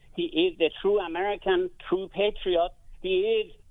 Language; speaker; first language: English; non-native, fluent; Persian